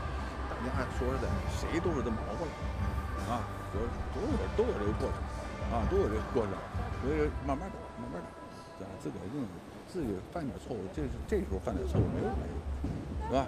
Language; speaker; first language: Chinese; native; Chinese